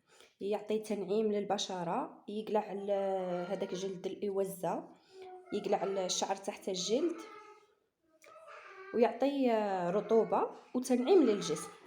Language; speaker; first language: Arabic; native; Arabic